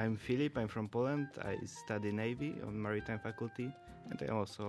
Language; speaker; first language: English; non-native, learner; Polish